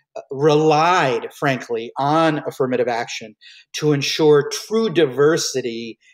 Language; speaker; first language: English; early bilingual, other home language; Hindi